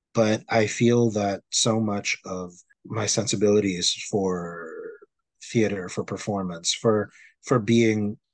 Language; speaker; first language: English; non-native, local second language; Filipino